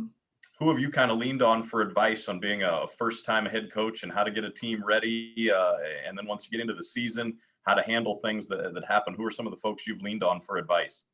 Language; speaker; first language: English; native; English